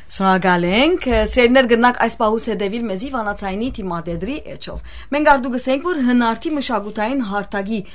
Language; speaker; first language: Armenian; early bilingual, heritage; Armenian